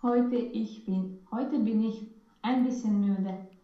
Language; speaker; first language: German; non-native, learner; Romanian